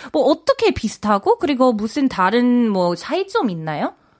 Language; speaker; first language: Korean; non-native, fluent; English